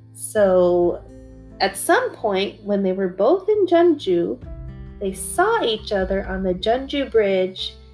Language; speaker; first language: English; early bilingual, other home language; Korean